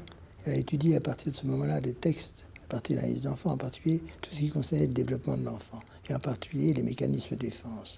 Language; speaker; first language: French; native; French